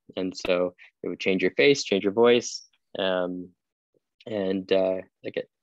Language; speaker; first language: English; native; English